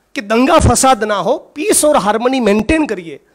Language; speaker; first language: Hindi; non-native, local second language; Gujarati